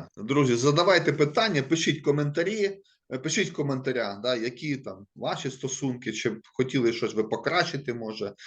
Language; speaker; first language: Ukrainian; non-native, local second language; Russian